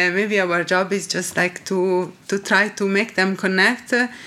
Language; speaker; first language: English; non-native, fluent; Italian